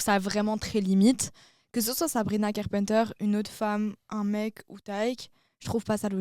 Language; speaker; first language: French; native; French